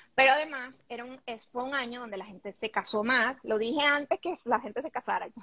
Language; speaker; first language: Spanish; native; Spanish